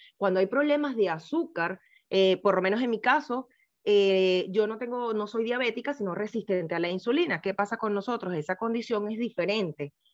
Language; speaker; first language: Spanish; native; Spanish